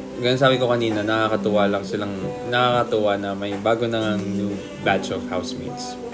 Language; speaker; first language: Filipino; native; Filipino